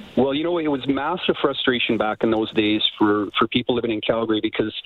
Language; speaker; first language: English; native; English